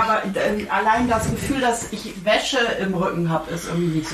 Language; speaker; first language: German; native; German